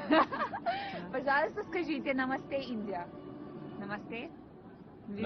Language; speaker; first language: Russian; non-native, learner; Hindi